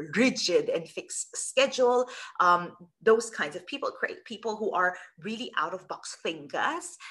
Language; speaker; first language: English; non-native, local second language; Filipino